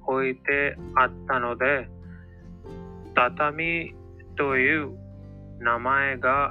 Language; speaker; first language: Japanese; non-native, learner; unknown